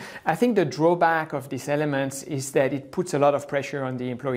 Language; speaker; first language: English; non-native, fluent; French